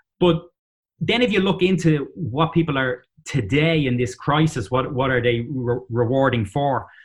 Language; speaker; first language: English; native; English